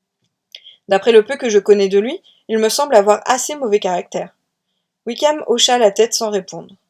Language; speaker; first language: French; native; French